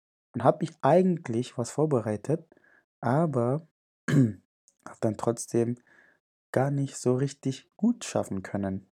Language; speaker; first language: German; non-native, fluent; Indonesian